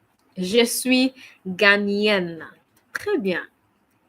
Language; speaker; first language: French; non-native, fluent; English